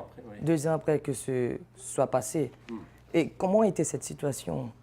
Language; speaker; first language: French; non-native, fluent; Portuguese